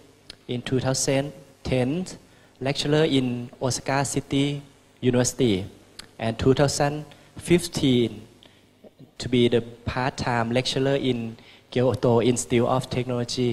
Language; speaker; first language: English; non-native, learner; Thai